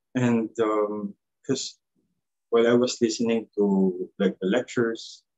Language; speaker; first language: English; non-native, local second language; Cebuano